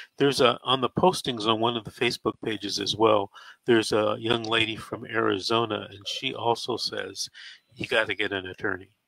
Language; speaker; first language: English; native; English